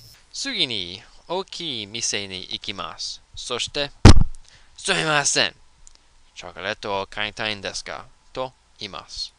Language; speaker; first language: Japanese; non-native, learner; English